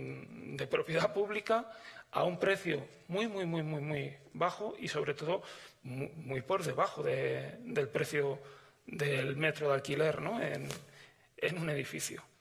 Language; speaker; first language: Spanish; native; Spanish